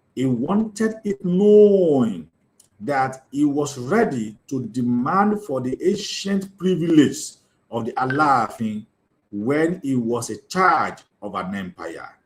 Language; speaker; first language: English; non-native, local second language; Yoruba